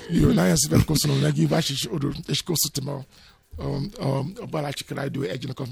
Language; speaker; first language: Hungarian; non-native, learner; Yoruba